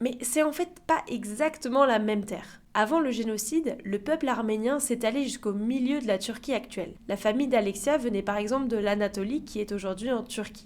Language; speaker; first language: French; native; French